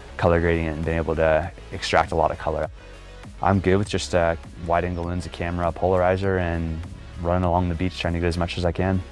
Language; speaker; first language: English; native; English